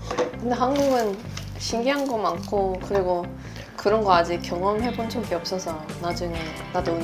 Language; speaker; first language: Korean; non-native, fluent; Swedish